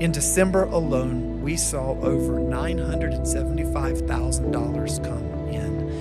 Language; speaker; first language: English; native; English